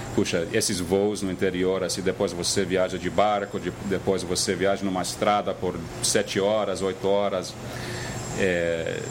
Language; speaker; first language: Portuguese; non-native, fluent; English